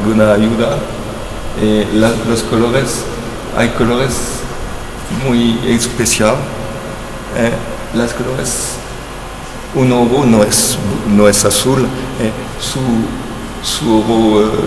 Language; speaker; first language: Spanish; non-native, learner; French